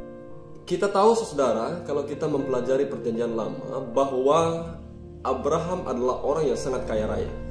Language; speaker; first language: Indonesian; native; Indonesian